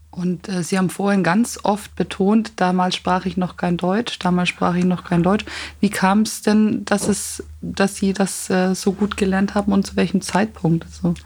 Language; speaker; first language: German; native; German